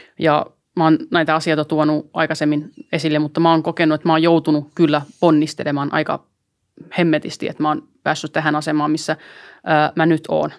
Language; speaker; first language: Finnish; early bilingual, other home language; Albanian